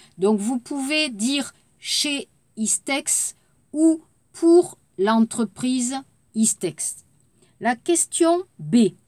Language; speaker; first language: French; native; French